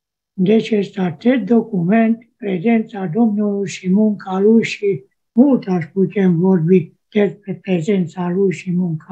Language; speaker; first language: Romanian; non-native, local second language; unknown